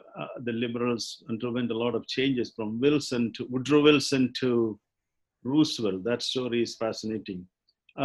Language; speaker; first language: English; non-native, local second language; Malayalam